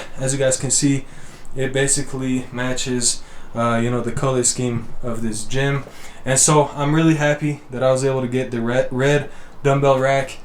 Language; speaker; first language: English; native; English